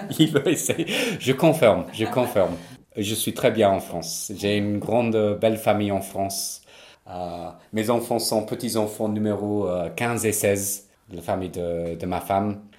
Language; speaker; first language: French; non-native, fluent; English